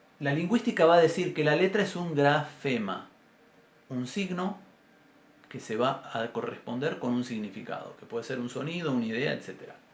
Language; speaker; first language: Spanish; native; Spanish